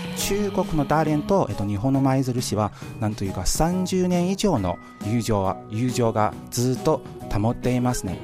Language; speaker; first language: Japanese; non-native, fluent; Chinese